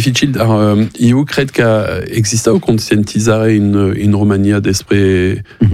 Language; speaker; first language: Romanian; non-native, learner; French